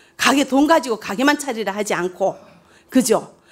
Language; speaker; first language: Korean; early bilingual, heritage; Korean